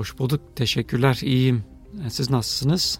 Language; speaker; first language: Turkish; non-native, fluent; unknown